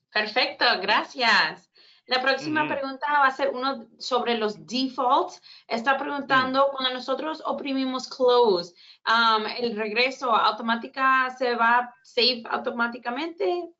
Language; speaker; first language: Spanish; early bilingual, heritage; Spanish